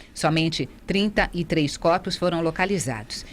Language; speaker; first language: Portuguese; native; Portuguese